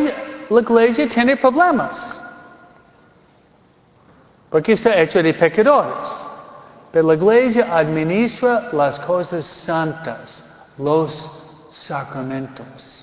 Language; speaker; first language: Spanish; non-native, fluent; French